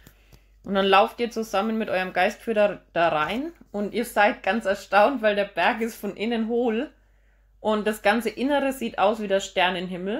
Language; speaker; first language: German; native; German